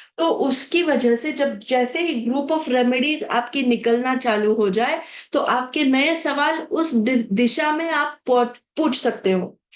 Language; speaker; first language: Hindi; non-native, local second language; Marathi